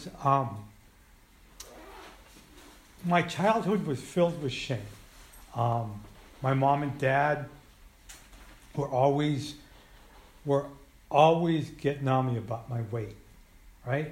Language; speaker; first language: English; native; English